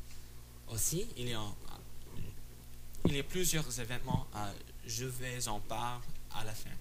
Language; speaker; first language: French; non-native, fluent; English